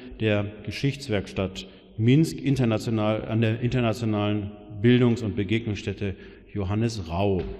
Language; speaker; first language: German; native; German